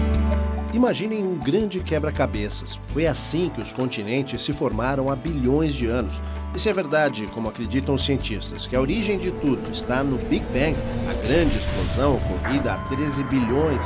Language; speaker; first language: Portuguese; native; Portuguese